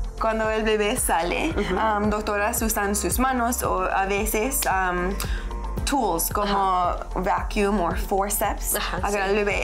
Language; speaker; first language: Spanish; early bilingual, heritage; English